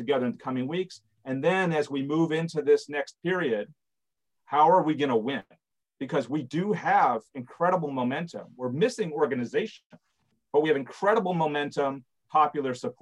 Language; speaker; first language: English; native; English